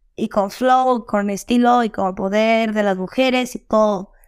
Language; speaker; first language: Spanish; early bilingual, heritage; Spanish